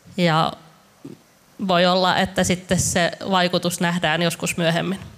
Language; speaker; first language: Finnish; native; Finnish